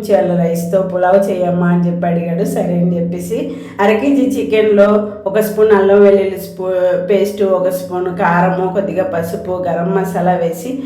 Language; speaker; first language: Telugu; non-native, local second language; Tamil